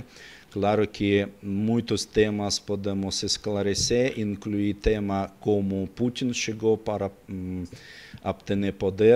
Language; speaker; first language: Portuguese; non-native, learner; Russian